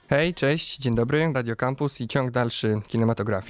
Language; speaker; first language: Polish; native; Polish